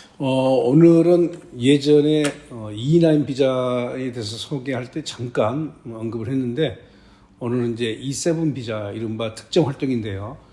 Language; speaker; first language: Korean; native; Korean